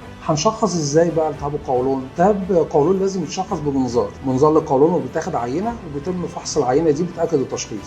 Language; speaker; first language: Arabic; native; Arabic